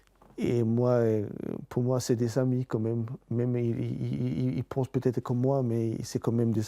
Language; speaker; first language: French; non-native, fluent; Swedish